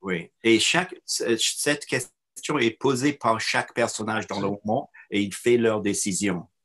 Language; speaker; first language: French; non-native, fluent; English